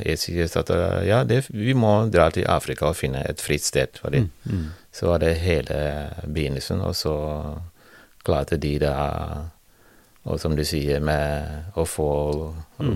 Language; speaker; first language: Norwegian; non-native, fluent; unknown